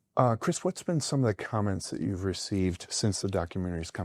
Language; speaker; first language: English; native; English